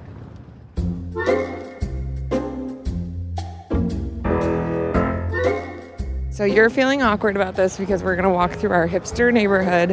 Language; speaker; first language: English; native; English